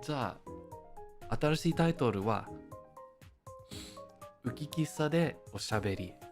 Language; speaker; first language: Japanese; non-native, learner; English